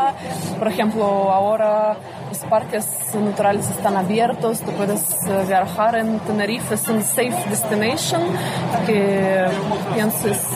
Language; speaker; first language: Spanish; non-native, learner; Russian